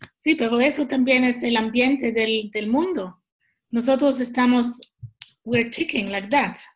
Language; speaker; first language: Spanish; non-native, learner; Swiss German